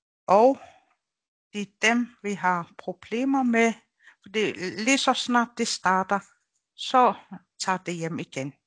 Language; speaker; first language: Danish; non-native, local second language; Kalaallisut